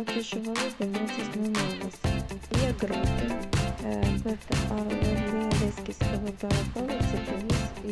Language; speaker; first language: Latvian; non-native, learner; Ukrainian